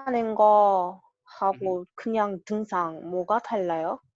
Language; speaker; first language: Korean; non-native, learner; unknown